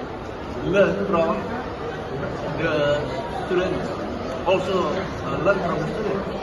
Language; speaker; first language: English; non-native, learner; Indonesian